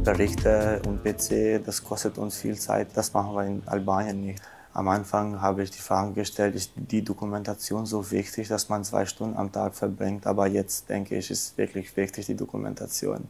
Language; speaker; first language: German; non-native, fluent; Albanian